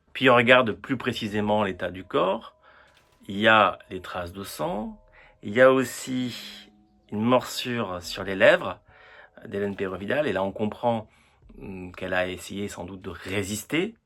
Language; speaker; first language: French; native; French